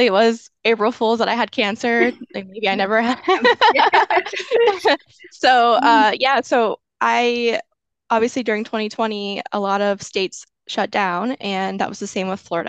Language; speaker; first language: English; native; English